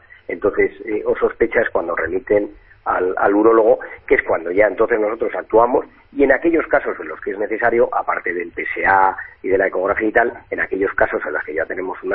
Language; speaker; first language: Spanish; native; Spanish